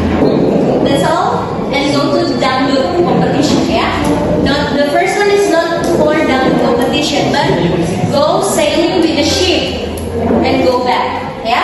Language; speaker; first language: English; non-native, fluent; Indonesian